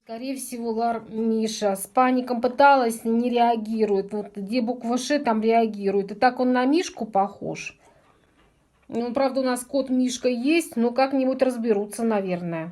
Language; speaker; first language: Russian; native; Russian